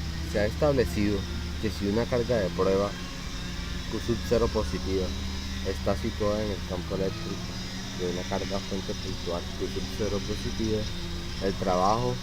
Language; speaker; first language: Spanish; native; Spanish